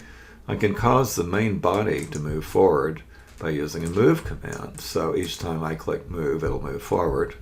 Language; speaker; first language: English; native; English